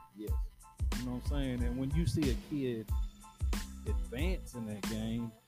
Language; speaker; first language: English; native; English